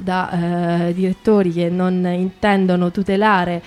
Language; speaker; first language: Italian; native; Italian